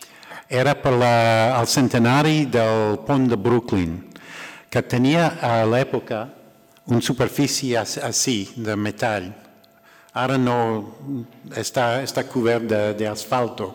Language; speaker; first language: Catalan; non-native, learner; English